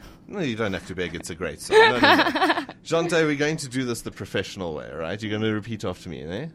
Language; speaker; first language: English; non-native, local second language; Afrikaans